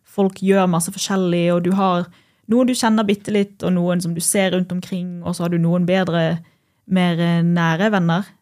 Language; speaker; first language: Norwegian; native; Norwegian